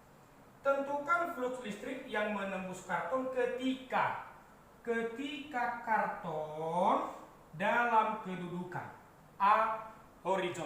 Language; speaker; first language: Indonesian; native; Indonesian